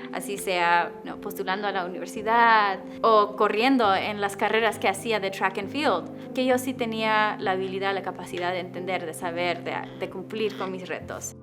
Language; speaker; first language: Spanish; early bilingual, other home language; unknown